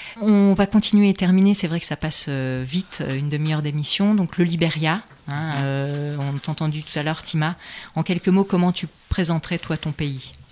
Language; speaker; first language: French; native; French